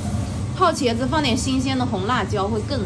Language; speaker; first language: Chinese; native; Chinese